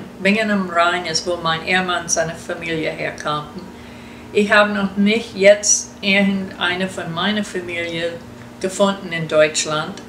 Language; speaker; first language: German; early bilingual, heritage; German